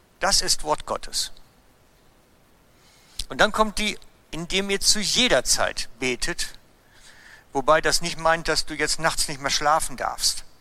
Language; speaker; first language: German; native; German